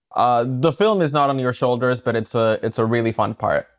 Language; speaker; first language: English; non-native, fluent; Spanish